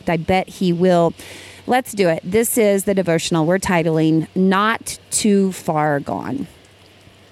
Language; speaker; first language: English; native; English